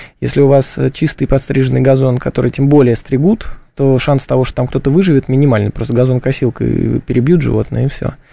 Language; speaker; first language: Russian; native; Russian